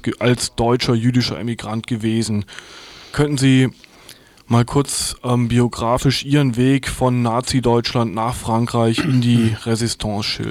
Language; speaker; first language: German; native; German